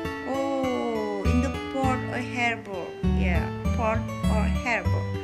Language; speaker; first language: English; non-native, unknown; Indonesian